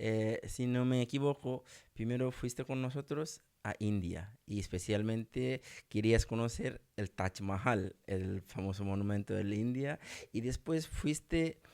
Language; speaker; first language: Spanish; non-native, learner; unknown